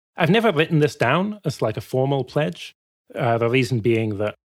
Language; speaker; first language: English; native; English